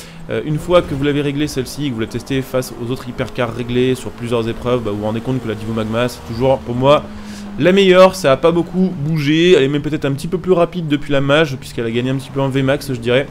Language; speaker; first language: French; native; French